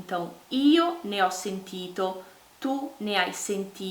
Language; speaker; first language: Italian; non-native, fluent; Portuguese